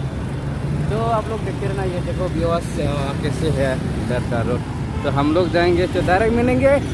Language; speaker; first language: Hindi; non-native, local second language; Kok Borok